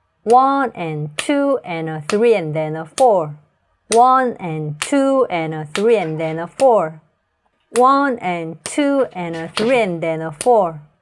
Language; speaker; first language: English; non-native, fluent; Korean